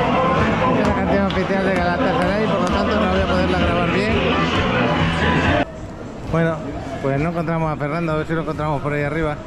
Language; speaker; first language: Spanish; native; Spanish